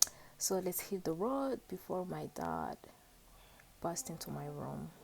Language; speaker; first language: English; non-native, local second language; Kinyarwanda